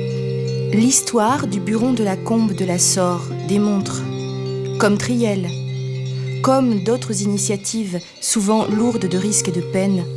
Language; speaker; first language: French; native; French